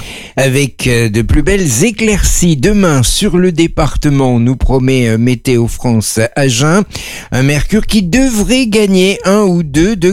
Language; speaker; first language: French; native; French